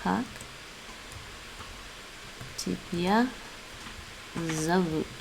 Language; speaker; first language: Russian; non-native, learner; English